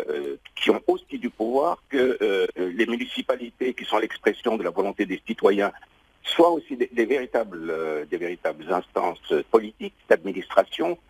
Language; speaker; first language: French; non-native, local second language; Arabic